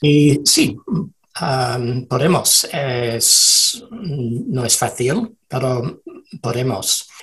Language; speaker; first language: Spanish; non-native, learner; English